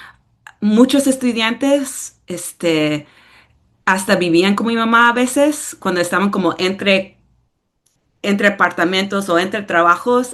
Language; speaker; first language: Spanish; early bilingual, heritage; English